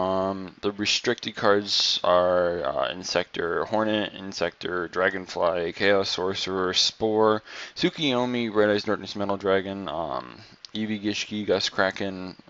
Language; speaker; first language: English; native; English